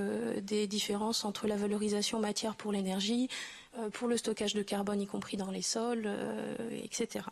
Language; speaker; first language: French; native; French